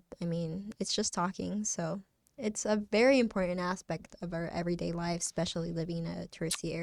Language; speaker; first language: English; non-native, fluent; Spanish